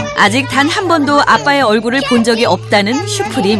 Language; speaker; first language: Korean; native; Korean